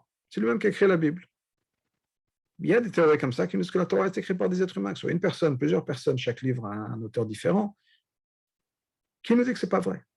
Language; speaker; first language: French; native; French